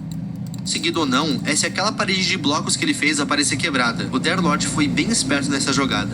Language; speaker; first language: Portuguese; native; Portuguese